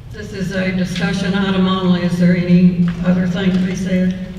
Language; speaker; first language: English; native; English